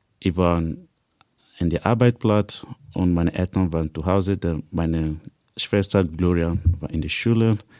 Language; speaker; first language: German; non-native, learner; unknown